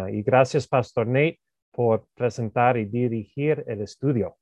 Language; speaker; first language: Spanish; non-native, fluent; English